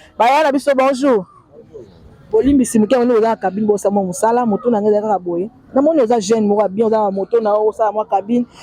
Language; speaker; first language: Lingala; native; Lingala